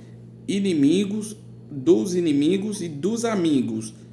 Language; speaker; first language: Portuguese; non-native, fluent; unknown